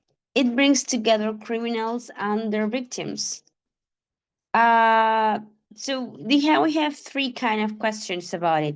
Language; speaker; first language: English; non-native, fluent; Spanish